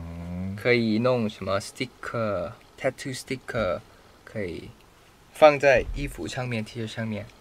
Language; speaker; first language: Chinese; non-native, fluent; Thai